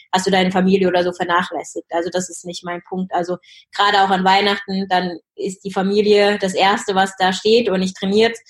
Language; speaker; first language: German; native; German